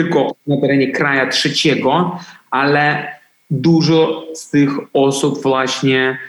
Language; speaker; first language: Polish; non-native, fluent; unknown